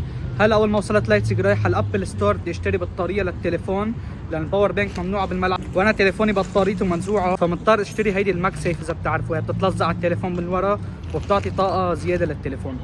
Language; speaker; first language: Arabic; native; Arabic